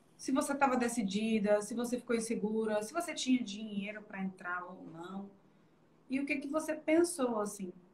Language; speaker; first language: Portuguese; native; Portuguese